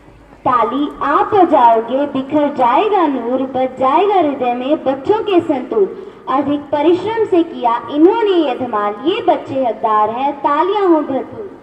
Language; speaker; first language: Hindi; non-native, local second language; Punjabi